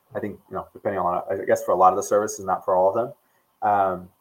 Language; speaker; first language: English; non-native, fluent; Portuguese